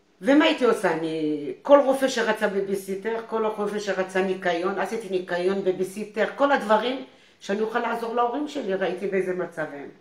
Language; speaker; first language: Hebrew; non-native, fluent; French